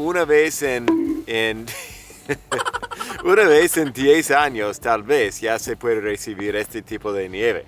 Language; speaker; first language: Spanish; non-native, fluent; English